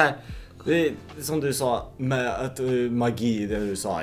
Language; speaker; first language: Swedish; early bilingual, other home language; Lithuanian